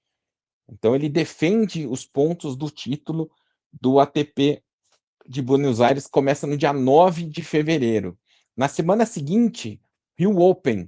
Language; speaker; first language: Portuguese; native; Portuguese